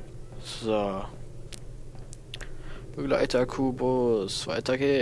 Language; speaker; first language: German; native; German